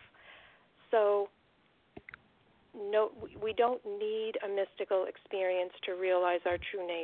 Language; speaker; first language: English; native; English